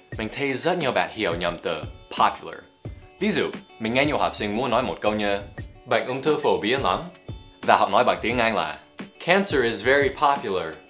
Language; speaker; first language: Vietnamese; non-native, fluent; English